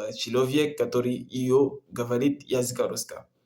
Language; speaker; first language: Russian; non-native, learner; Comorian